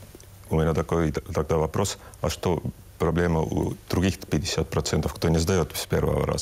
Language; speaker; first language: Russian; non-native, local second language; Estonian